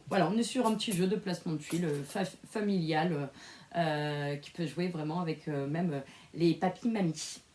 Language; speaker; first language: French; native; French